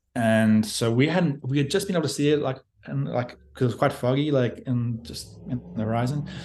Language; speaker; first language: English; native; English